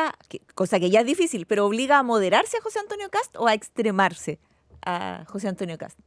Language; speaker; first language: Spanish; native; Spanish